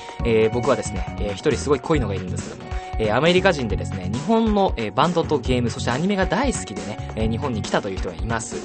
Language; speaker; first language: Japanese; native; Japanese